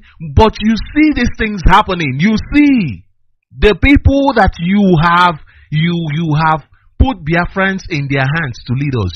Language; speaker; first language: English; non-native, local second language; Igbo